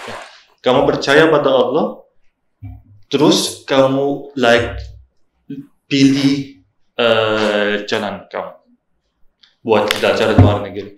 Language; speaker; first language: Indonesian; non-native, learner; Arabic